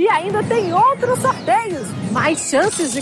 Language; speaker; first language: Portuguese; native; Portuguese